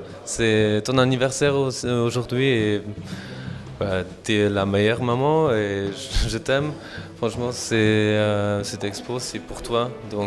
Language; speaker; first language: French; non-native, fluent; German